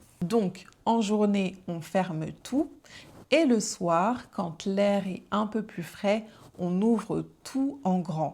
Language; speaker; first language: French; native; French